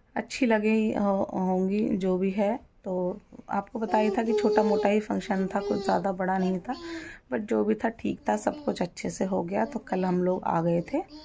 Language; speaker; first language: Hindi; native; Hindi